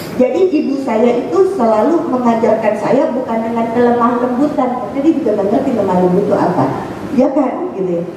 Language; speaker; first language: Indonesian; native; Indonesian